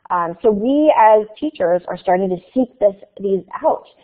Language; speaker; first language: English; native; English